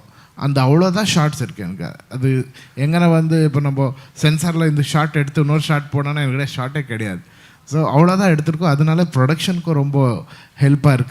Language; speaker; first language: Tamil; non-native, local second language; Kannada